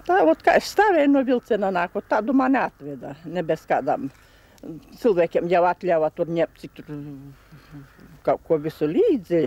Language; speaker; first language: Latvian; native; Latvian